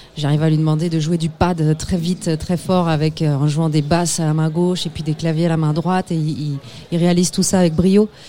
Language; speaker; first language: French; early bilingual, other home language; Spanish